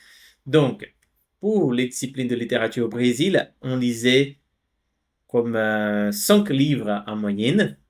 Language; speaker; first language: French; non-native, fluent; Portuguese